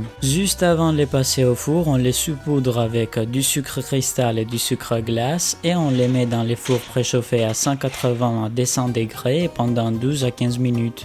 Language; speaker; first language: French; non-native, fluent; Greek